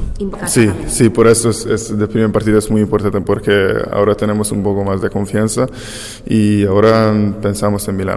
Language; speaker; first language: Spanish; non-native, fluent; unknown